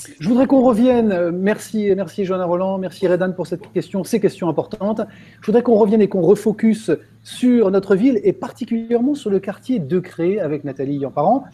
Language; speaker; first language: French; native; French